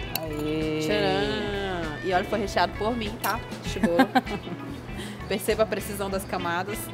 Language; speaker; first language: Portuguese; native; Portuguese